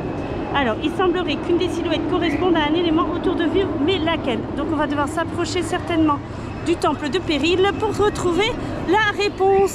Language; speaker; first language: French; native; French